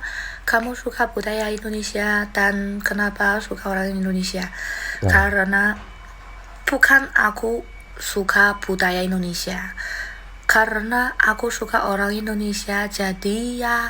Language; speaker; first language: Indonesian; non-native, fluent; Chinese